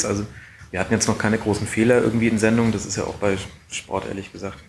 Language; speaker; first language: German; native; German